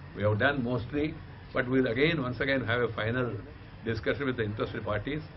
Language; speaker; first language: English; non-native, local second language; Telugu